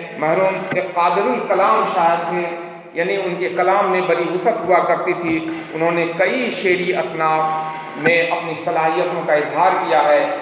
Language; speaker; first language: Urdu; native; Urdu